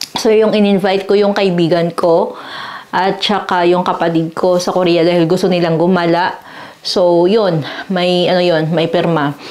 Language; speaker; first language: Filipino; native; Filipino